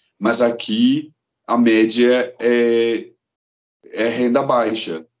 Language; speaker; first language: Portuguese; non-native, fluent; English